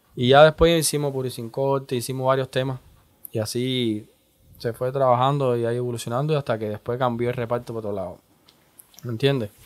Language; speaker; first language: Spanish; native; Spanish